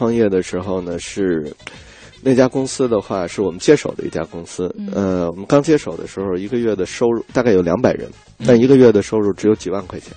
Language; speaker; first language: Chinese; native; Chinese